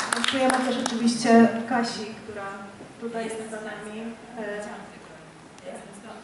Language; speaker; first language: Polish; native; Polish